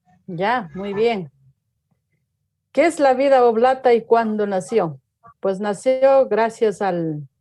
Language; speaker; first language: Spanish; native; Spanish